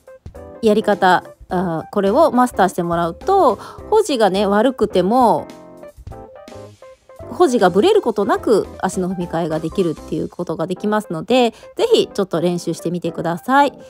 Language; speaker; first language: Japanese; native; Japanese